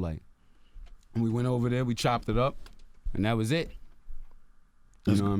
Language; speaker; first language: English; native; English